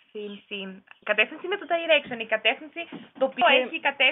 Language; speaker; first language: Greek; non-native, fluent; German